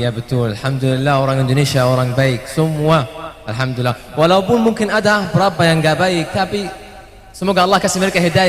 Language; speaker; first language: Indonesian; non-native, fluent; Arabic